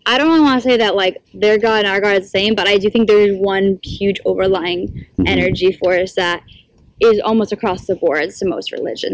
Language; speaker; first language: English; native; English